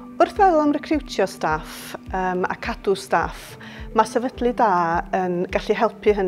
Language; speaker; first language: Welsh; native; Welsh